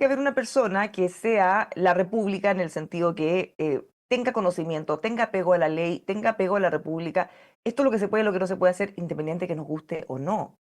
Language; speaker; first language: Spanish; native; Spanish